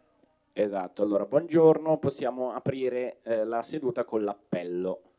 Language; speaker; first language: Italian; native; Italian